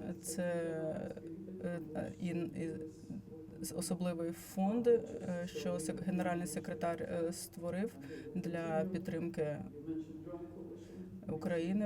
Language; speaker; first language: Ukrainian; non-native, fluent; Latvian